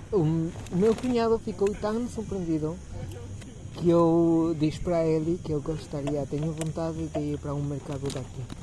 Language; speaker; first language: Portuguese; non-native, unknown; Spanish